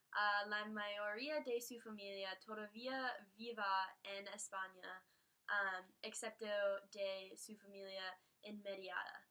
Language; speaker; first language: Spanish; non-native, learner; English